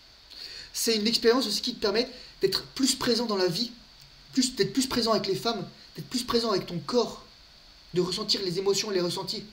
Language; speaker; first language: French; native; French